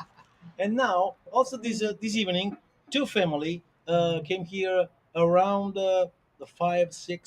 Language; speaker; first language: English; non-native, learner; Italian